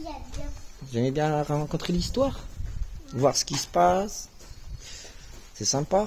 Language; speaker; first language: French; native; French